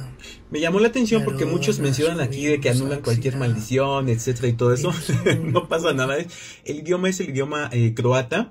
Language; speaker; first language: Spanish; native; Spanish